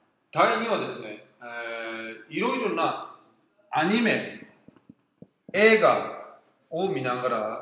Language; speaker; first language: Japanese; non-native, fluent; Korean